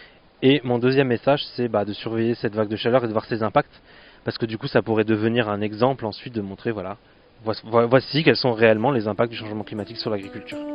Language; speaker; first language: French; native; French